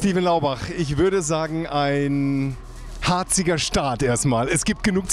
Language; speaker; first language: German; native; German